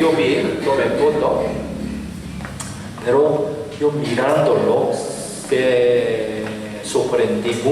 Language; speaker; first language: Spanish; non-native, learner; Korean